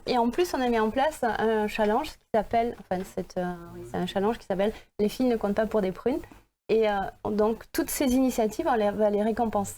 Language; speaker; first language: French; native; French